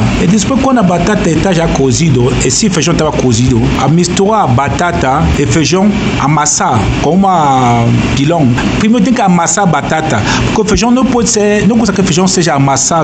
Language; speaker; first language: Portuguese; non-native, fluent; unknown